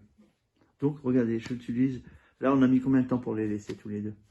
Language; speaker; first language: French; native; French